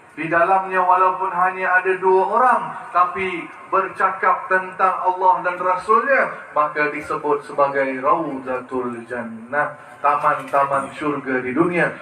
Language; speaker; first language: Malay; early bilingual, other home language; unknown